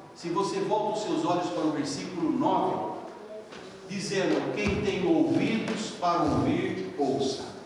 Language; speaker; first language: Portuguese; native; Portuguese